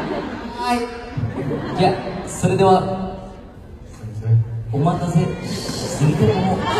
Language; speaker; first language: Japanese; non-native, fluent; Korean